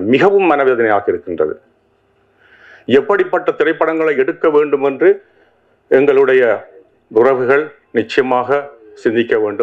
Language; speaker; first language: Tamil; native; Tamil